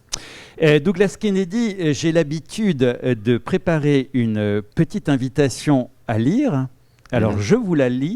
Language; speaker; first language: French; native; French